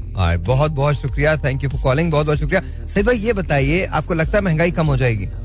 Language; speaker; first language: Urdu; native; Urdu